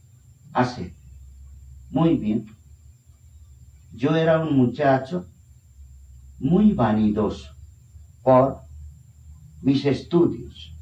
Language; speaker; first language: Spanish; non-native, fluent; Bangla